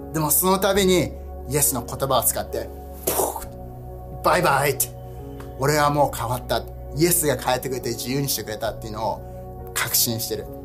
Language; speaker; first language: Japanese; early bilingual, heritage; Japanese